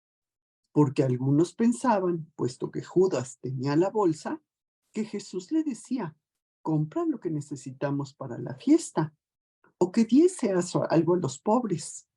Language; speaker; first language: Spanish; native; Spanish